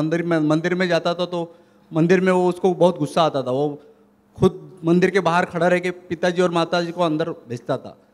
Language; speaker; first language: Hindi; non-native, local second language; Marathi